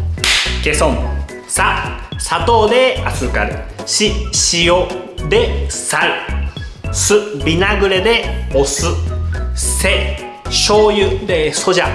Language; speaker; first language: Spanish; non-native, learner; Japanese